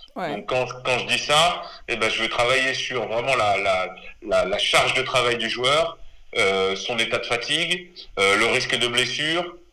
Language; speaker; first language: French; native; French